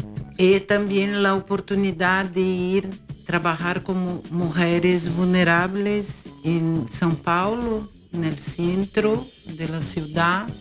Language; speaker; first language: Spanish; non-native, fluent; Portuguese